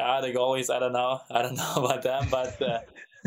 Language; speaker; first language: English; non-native, fluent; German